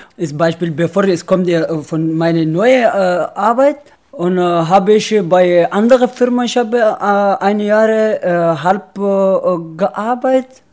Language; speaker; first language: German; non-native, learner; Persian